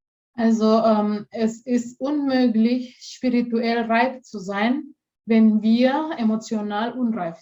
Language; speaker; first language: German; non-native, fluent; Indonesian